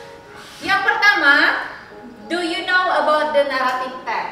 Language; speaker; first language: English; non-native, learner; Indonesian